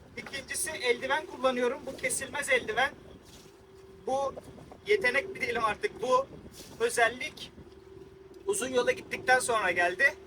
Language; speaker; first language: Turkish; native; Turkish